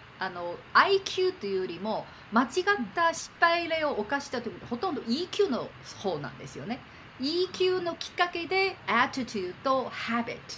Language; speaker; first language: Japanese; non-native, fluent; Chinese